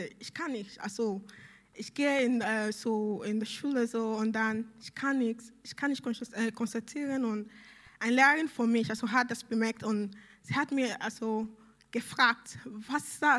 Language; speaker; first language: German; non-native, learner; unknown